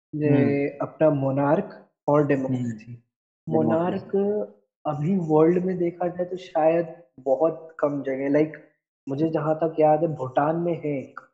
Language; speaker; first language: Hindi; native; Hindi